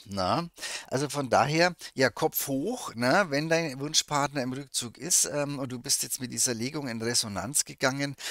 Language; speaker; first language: German; native; German